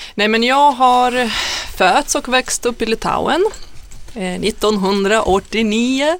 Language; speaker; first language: Swedish; non-native, fluent; Lithuanian